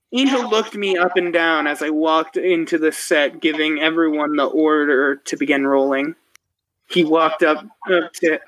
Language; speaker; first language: English; native; English